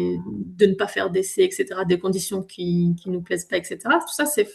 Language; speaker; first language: French; native; French